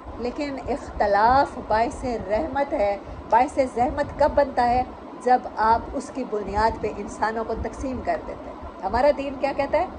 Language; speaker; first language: Urdu; non-native, local second language; Saraiki